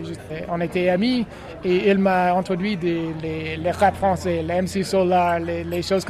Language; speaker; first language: French; non-native, learner; English